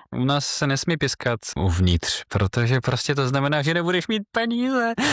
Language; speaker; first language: Czech; non-native, fluent; Russian